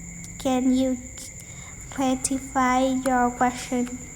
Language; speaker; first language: English; non-native, learner; Vietnamese